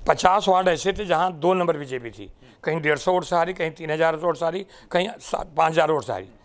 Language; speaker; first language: Hindi; non-native, local second language; Marathi